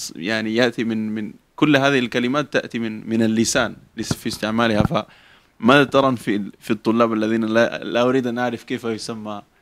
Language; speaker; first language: Arabic; non-native, fluent; Spanish